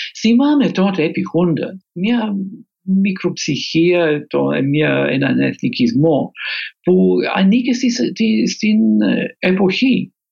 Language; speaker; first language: Greek; non-native, fluent; English